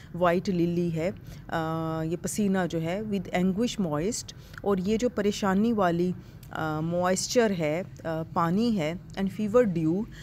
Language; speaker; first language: Urdu; non-native, local second language; Punjabi